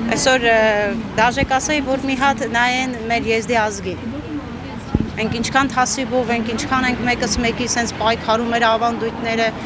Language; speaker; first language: Armenian; non-native, local second language; Kurdish